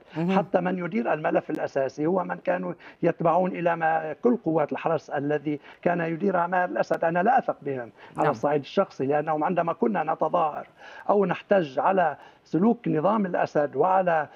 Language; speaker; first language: Arabic; native; Arabic